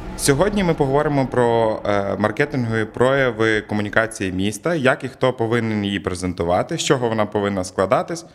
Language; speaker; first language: Ukrainian; native; Ukrainian